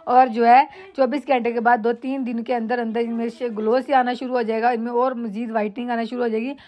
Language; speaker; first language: Urdu; non-native, local second language; Punjabi